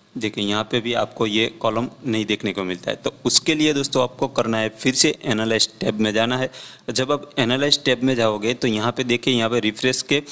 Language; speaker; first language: Hindi; non-native, local second language; Gujarati